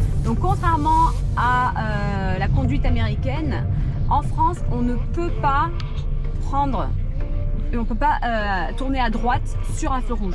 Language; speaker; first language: French; native; French